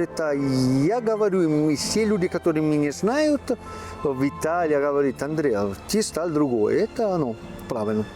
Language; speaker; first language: Russian; non-native, learner; Italian